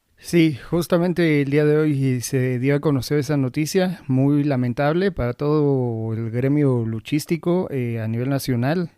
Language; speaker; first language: Spanish; native; Spanish